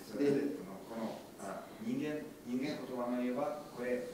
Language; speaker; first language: Japanese; non-native, learner; Ukrainian